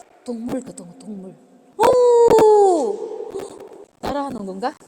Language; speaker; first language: Korean; non-native, learner; Filipino